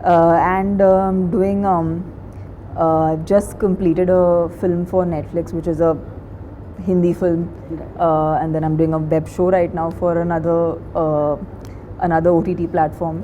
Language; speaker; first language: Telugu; non-native, fluent; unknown